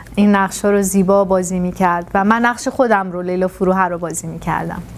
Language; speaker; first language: Persian; native; Persian